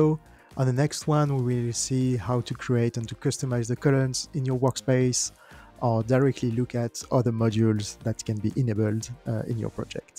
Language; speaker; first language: English; non-native, fluent; French